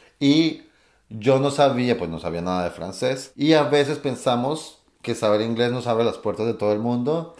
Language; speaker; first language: Spanish; native; Spanish